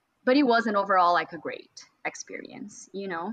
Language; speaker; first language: English; non-native, fluent; Portuguese